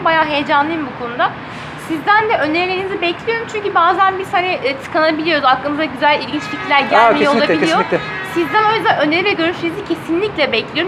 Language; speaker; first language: Turkish; native; Turkish